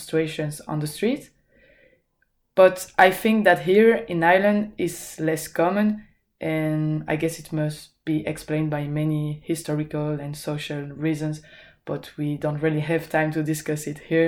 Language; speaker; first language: English; non-native, fluent; French